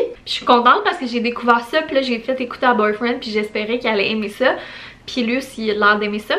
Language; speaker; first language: French; native; French